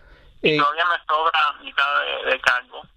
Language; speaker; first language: Spanish; early bilingual, other home language; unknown